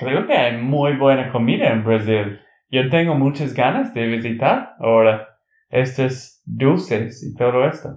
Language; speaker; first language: Spanish; non-native, learner; English